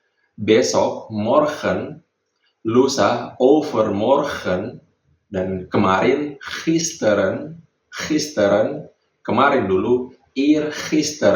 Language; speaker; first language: Dutch; non-native, fluent; Indonesian